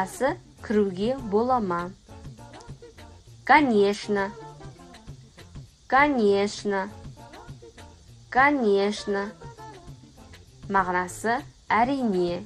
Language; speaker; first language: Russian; non-native, fluent; Kazakh